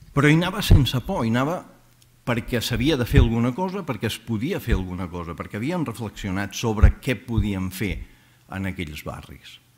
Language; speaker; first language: Catalan; native; Catalan